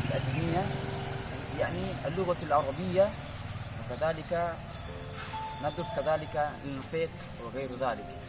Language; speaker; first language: Arabic; non-native, learner; Indonesian